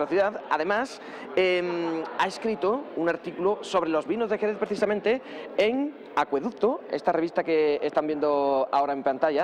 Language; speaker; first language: Spanish; native; Spanish